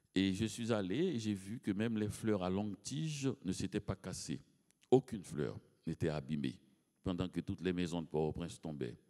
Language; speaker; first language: French; native; French